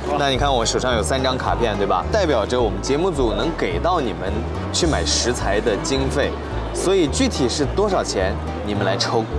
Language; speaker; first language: Chinese; native; Chinese